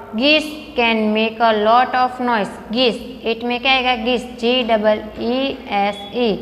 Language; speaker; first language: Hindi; non-native, local second language; Gujarati